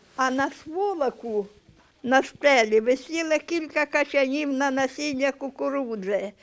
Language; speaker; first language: Ukrainian; native; Ukrainian